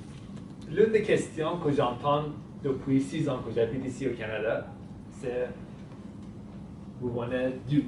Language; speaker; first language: French; non-native, fluent; Persian